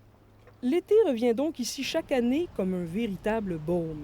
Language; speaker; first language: French; native; French